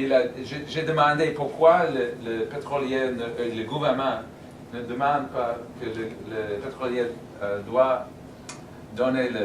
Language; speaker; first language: French; non-native, learner; English